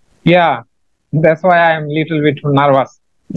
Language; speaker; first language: English; non-native, learner; Bangla